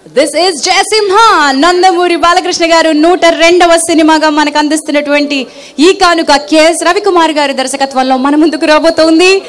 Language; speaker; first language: Telugu; native; Telugu